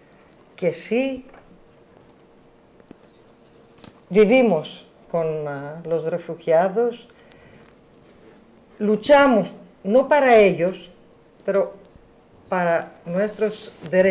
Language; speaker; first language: Spanish; non-native, learner; Greek